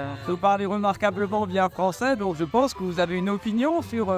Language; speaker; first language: French; native; French